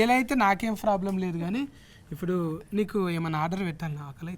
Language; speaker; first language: Telugu; native; Telugu